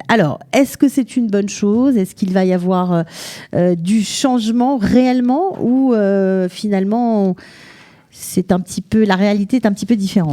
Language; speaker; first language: French; native; French